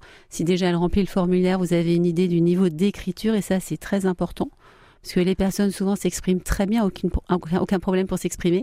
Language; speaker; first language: French; native; French